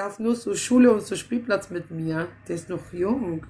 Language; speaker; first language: German; native; German